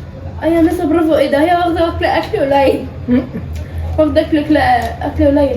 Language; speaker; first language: Arabic; native; Arabic